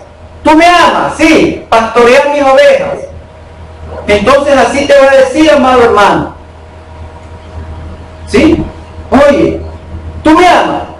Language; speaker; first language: Spanish; native; Spanish